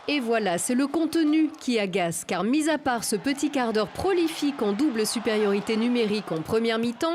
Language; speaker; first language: French; native; French